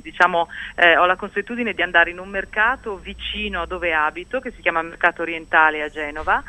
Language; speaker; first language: Italian; early bilingual, heritage; Italian